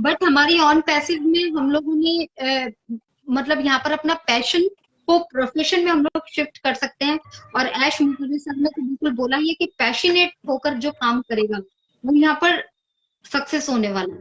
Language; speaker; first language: Hindi; native; Hindi